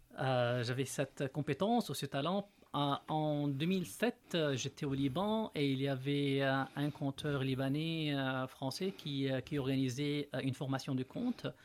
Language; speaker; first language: French; non-native, local second language; Arabic